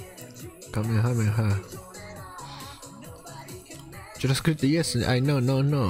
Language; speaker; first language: Italian; non-native, learner; Japanese